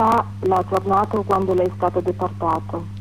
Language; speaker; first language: Italian; non-native, fluent; German